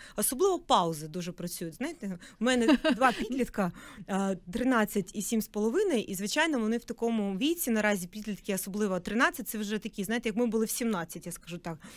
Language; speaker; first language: Ukrainian; non-native, local second language; Russian